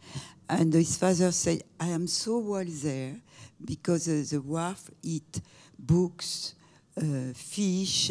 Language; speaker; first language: English; non-native, fluent; French